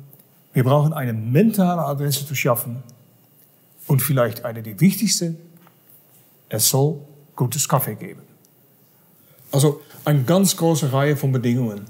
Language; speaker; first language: German; non-native, fluent; Dutch